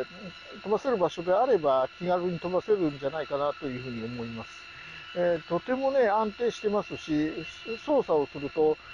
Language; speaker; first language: Japanese; native; Japanese